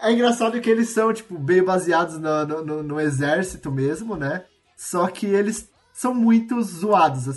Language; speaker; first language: Portuguese; native; Portuguese